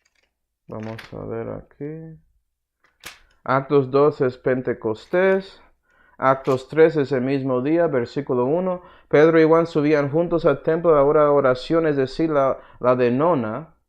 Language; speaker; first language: Spanish; early bilingual, heritage; Spanish